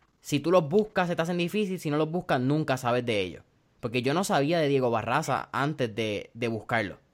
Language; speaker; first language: Spanish; native; Spanish